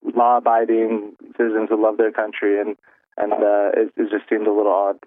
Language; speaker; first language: English; native; English